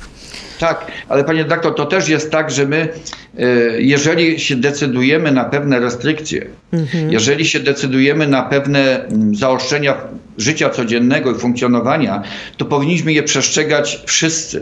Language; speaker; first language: Polish; native; Polish